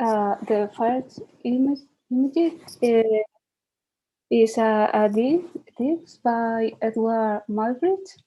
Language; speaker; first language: English; non-native, learner; Spanish